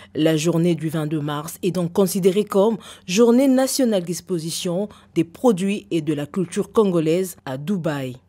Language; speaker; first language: French; non-native, local second language; Lingala